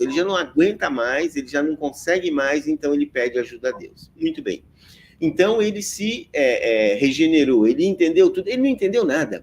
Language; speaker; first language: Portuguese; native; Portuguese